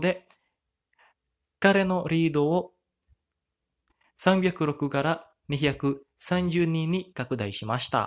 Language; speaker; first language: Japanese; non-native, fluent; Indonesian